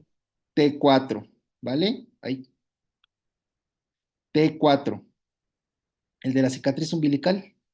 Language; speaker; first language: Spanish; native; Spanish